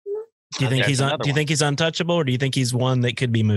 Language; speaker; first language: English; native; English